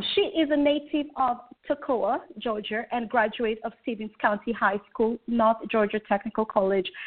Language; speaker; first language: English; native; English